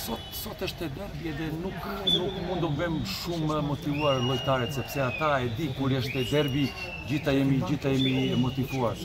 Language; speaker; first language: Albanian; non-native, learner; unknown